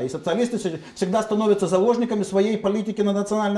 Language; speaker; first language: Russian; native; Russian